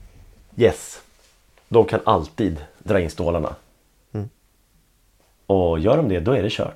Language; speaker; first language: Swedish; native; Swedish